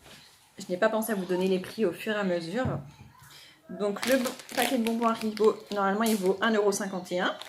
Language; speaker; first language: French; native; French